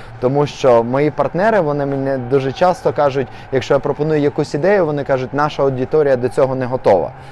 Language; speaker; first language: Ukrainian; native; Ukrainian